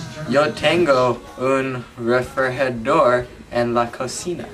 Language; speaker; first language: Spanish; non-native, learner; English